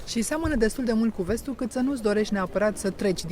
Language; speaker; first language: Romanian; native; Romanian